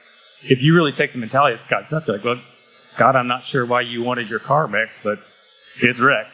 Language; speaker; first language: English; native; English